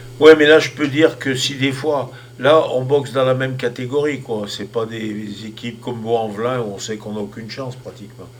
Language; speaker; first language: French; native; French